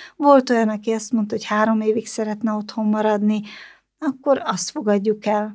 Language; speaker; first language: Hungarian; native; Hungarian